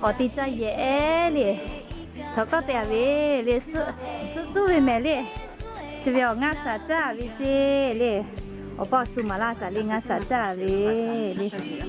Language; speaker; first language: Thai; non-native, local second language; Lahu